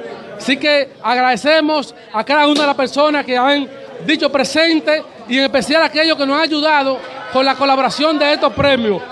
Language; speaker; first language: Spanish; native; Spanish